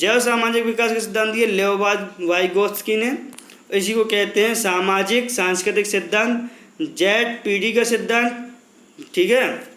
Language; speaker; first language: Hindi; native; Hindi